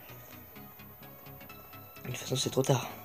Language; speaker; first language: French; native; French